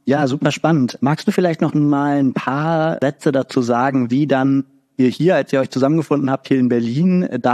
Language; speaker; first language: German; native; German